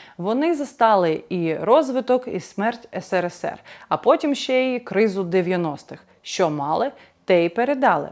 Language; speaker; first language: Ukrainian; non-native, local second language; Russian